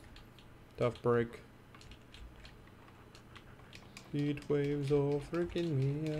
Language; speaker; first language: English; native; English